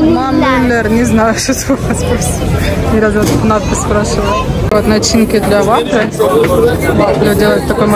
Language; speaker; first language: Russian; native; Russian